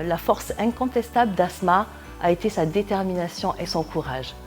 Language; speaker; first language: French; native; French